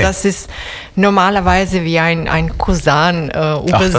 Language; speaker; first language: German; non-native, fluent; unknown